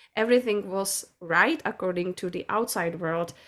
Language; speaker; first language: English; non-native, fluent; Czech